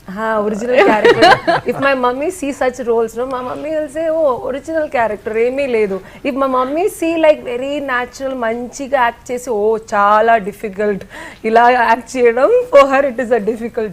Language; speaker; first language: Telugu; non-native, learner; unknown